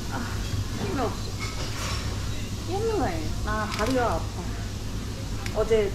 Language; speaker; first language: Korean; non-native, learner; Thai